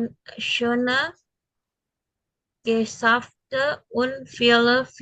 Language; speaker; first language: German; non-native, learner; Indonesian